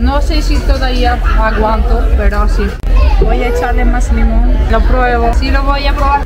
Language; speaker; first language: Spanish; non-native, fluent; Italian